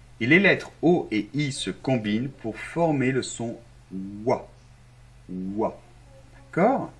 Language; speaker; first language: French; non-native, fluent; Arabic